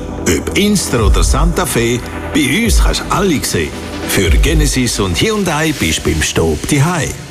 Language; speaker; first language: German; native; German